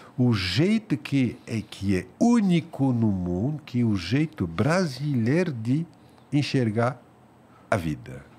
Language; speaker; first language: Portuguese; non-native, fluent; French